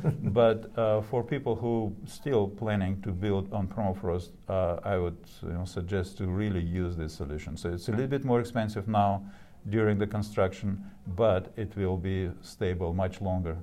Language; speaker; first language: English; non-native, fluent; Russian